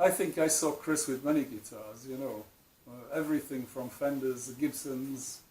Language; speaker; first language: English; non-native, fluent; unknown